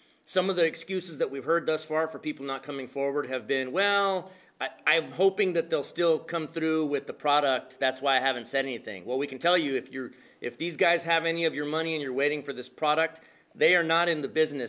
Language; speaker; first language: English; early bilingual, other home language; Spanish